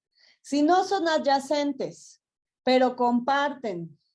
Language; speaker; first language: Spanish; native; Spanish